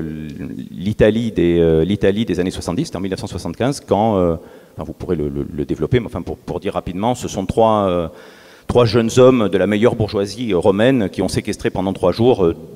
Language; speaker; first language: French; native; French